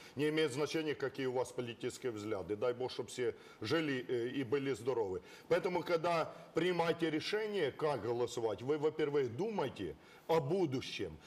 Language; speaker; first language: Russian; non-native, local second language; Ukrainian